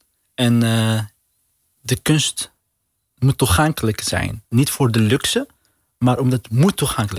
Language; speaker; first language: Dutch; non-native, learner; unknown